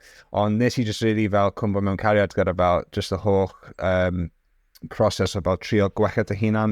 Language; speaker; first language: Welsh; non-native, local second language; English